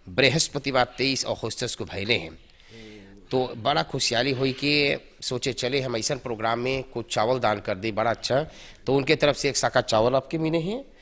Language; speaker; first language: Hindi; early bilingual, heritage; Hindi